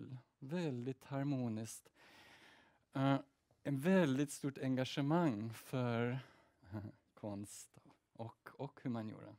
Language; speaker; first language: Swedish; early bilingual, heritage; Swedish